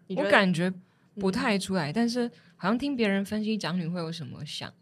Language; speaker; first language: Chinese; native; Chinese